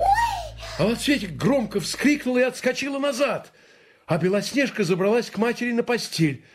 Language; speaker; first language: Russian; native; Russian